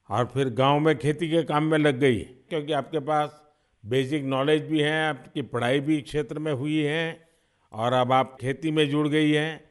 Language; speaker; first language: Hindi; non-native, local second language; Gujarati